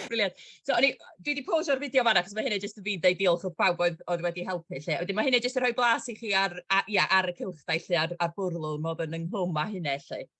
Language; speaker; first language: Welsh; native; Welsh